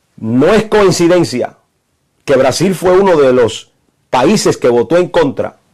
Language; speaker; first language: Spanish; native; Spanish